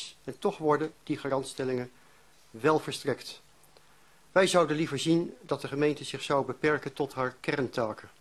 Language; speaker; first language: Dutch; native; Dutch